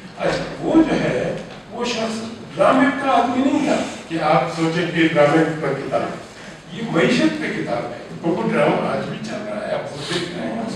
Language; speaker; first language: Urdu; non-native, local second language; Baluchi